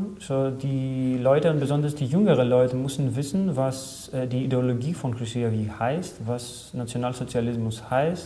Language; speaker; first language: German; non-native, fluent; Greek